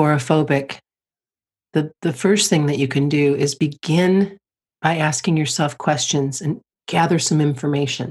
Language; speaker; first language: English; native; English